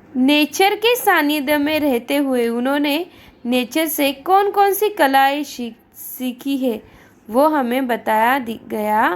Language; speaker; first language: Hindi; non-native, local second language; Marathi